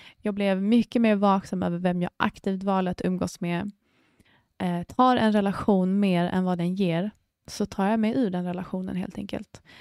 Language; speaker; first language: Swedish; early bilingual, other home language; English